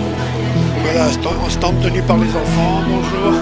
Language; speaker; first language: French; native; French